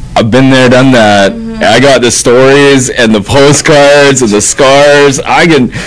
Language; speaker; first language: English; native; English